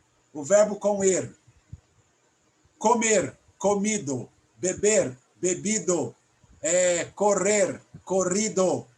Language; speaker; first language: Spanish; non-native, fluent; Portuguese